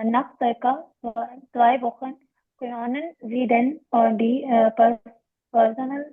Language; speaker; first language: German; non-native, learner; Urdu